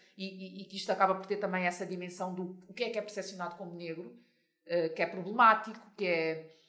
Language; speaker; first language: Portuguese; native; Portuguese